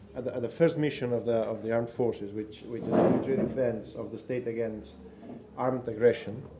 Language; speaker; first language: English; non-native, fluent; Catalan